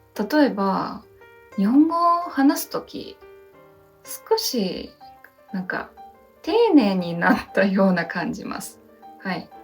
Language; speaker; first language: Japanese; non-native, learner; Chinese